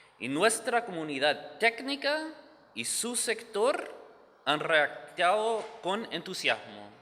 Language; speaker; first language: Spanish; early bilingual, heritage; English